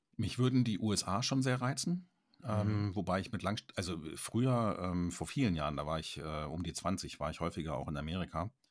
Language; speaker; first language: German; native; German